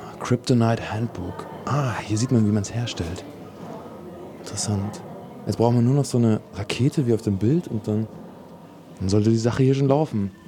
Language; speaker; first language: German; native; German